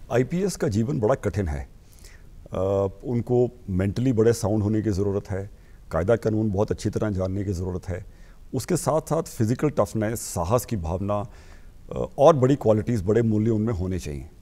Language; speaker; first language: Hindi; native; Hindi